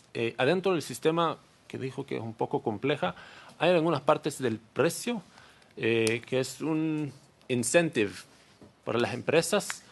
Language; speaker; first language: Spanish; non-native, learner; Hebrew